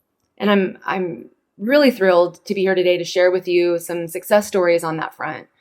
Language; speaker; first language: English; native; English